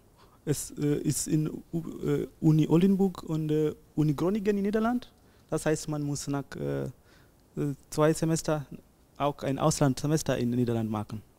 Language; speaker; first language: German; non-native, learner; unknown